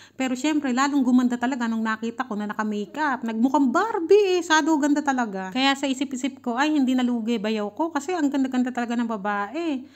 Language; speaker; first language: Filipino; native; Filipino